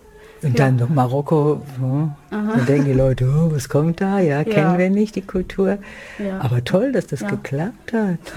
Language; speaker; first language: German; native; German